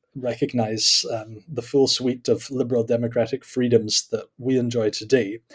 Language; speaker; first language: English; native; English